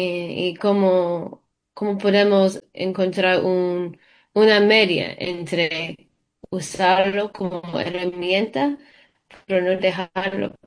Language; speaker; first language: Spanish; early bilingual, heritage; Spanish